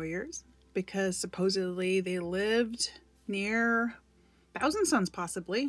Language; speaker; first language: English; native; English